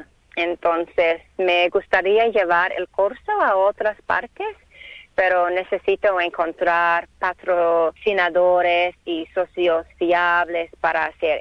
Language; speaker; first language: Spanish; non-native, learner; English